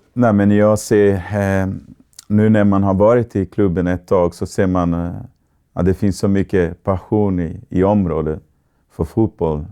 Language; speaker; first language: Swedish; non-native, fluent; Portuguese